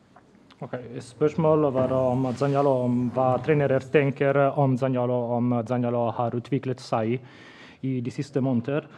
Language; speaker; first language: Norwegian; non-native, fluent; Italian